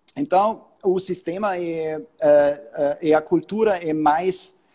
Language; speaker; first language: Portuguese; non-native, fluent; German